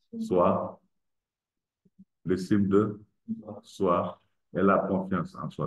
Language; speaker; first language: French; non-native, local second language; Wolof